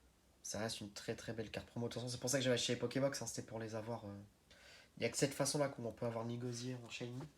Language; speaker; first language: French; native; French